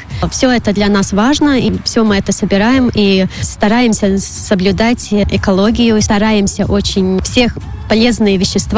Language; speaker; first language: Russian; non-native, local second language; Latvian